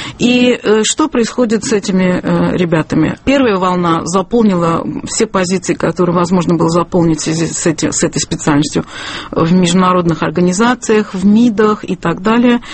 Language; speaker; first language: Russian; non-native, local second language; Azerbaijani